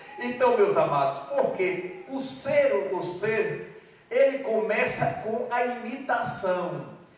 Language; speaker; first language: Portuguese; non-native, fluent; Malagasy